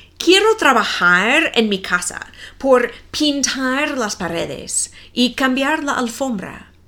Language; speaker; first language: Spanish; non-native, fluent; English